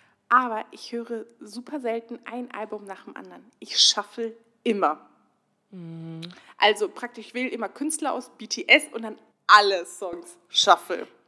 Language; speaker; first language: German; native; German